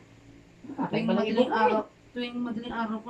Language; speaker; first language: Filipino; native; Filipino